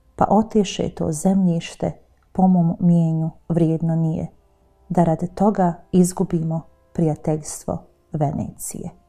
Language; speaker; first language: Croatian; native; Croatian